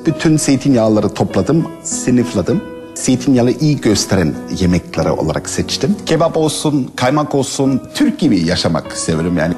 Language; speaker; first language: Turkish; non-native, learner; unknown